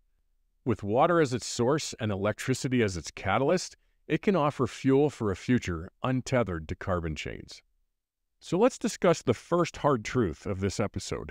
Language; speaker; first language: English; native; English